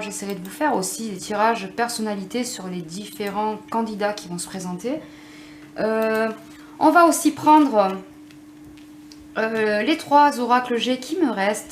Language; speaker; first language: French; native; French